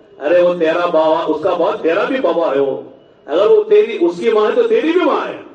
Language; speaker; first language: Urdu; native; Urdu